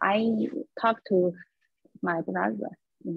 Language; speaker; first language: English; non-native, learner; Chinese